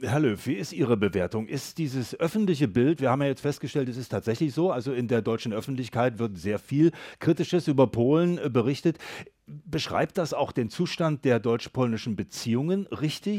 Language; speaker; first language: German; native; German